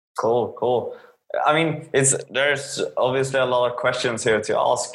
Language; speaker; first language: English; non-native, fluent; Swedish